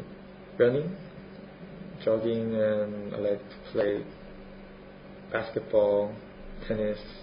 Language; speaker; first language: English; non-native, fluent; Korean